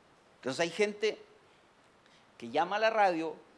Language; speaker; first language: Spanish; native; Spanish